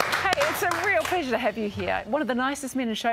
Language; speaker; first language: English; native; English